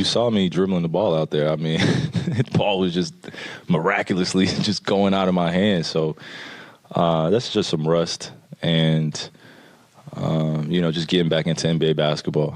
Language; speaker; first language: English; native; English